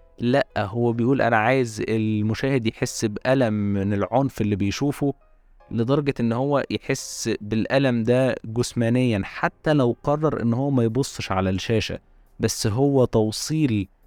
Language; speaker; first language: Arabic; native; Arabic